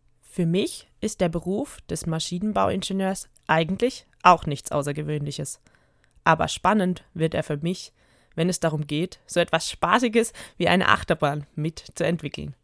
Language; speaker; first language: German; native; German